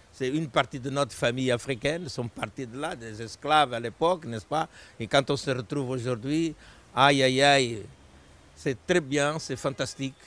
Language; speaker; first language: French; non-native, fluent; Portuguese